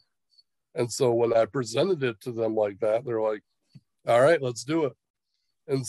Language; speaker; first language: English; native; English